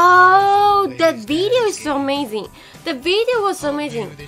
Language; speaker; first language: English; non-native, learner; Korean